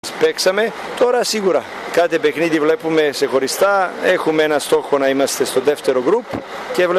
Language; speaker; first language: Greek; non-native, learner; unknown